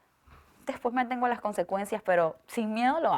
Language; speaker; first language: Spanish; native; Spanish